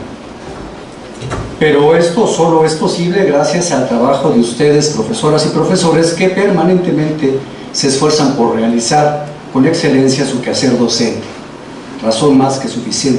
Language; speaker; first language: Spanish; native; Spanish